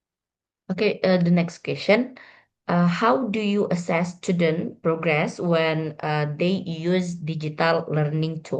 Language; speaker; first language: English; non-native, learner; Indonesian